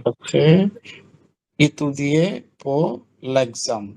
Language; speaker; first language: French; non-native, learner; Bangla